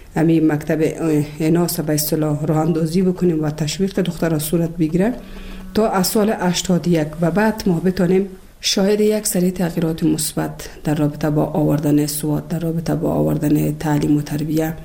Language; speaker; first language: Persian; native; Persian